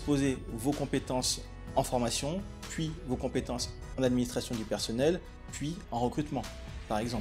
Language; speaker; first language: French; native; French